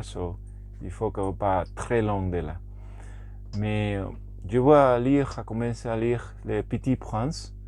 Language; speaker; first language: French; non-native, learner; Spanish